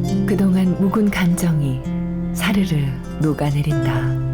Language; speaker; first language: Korean; native; Korean